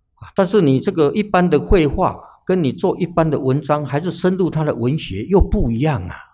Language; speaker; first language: Chinese; native; Chinese